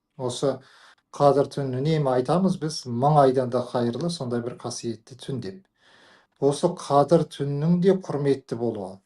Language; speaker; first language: Kazakh; native; Kazakh